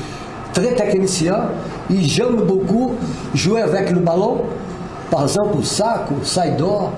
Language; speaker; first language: French; non-native, fluent; Portuguese